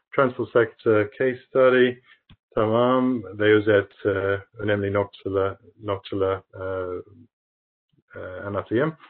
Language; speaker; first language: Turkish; non-native, learner; English